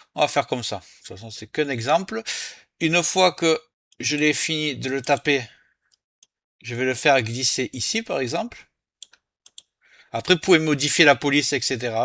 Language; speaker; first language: French; native; French